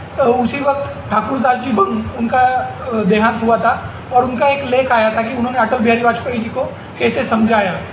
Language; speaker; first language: Hindi; non-native, local second language; Marathi